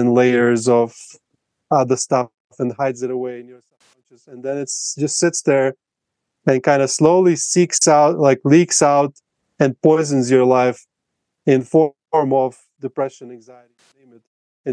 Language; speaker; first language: English; non-native, fluent; Russian